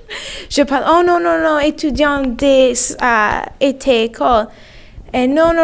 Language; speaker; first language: French; non-native, learner; English